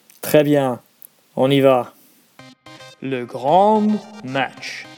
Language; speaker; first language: French; non-native, learner; English